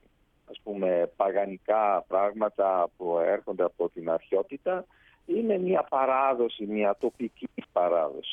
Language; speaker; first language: Greek; non-native, fluent; Italian